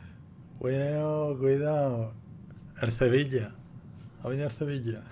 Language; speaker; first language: Spanish; native; Spanish